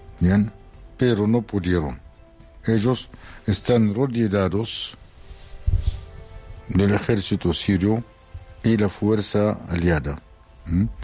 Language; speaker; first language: Spanish; non-native, fluent; Arabic